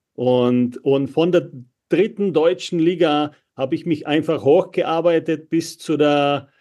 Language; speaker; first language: German; non-native, fluent; Czech